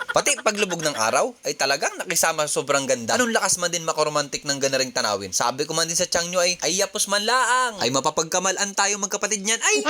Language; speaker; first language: Filipino; native; Filipino